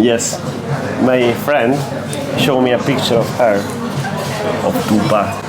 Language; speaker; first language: English; non-native, fluent; Italian